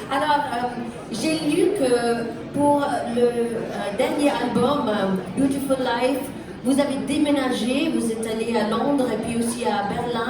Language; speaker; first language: French; non-native, local second language; German